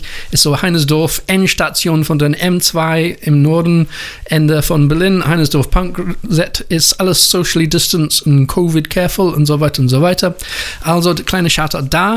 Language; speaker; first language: German; non-native, learner; English